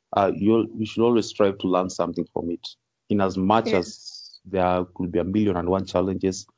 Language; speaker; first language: English; non-native, local second language; Luo (Kenya and Tanzania)